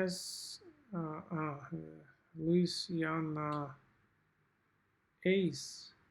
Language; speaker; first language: Spanish; non-native, learner; Russian